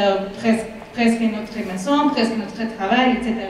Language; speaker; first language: French; non-native, fluent; Spanish